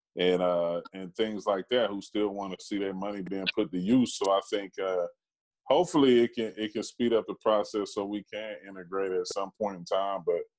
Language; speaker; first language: English; native; English